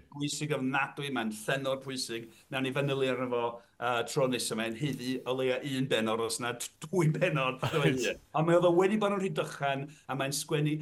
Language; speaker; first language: Welsh; non-native, fluent; English